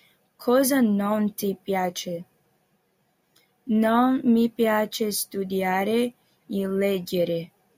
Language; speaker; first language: Italian; non-native, learner; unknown